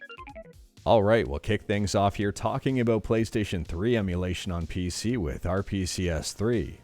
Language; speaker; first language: English; native; English